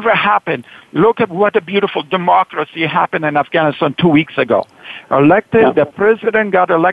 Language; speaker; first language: English; non-native, fluent; Persian